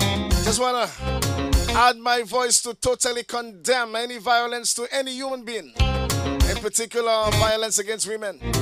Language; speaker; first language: English; native; English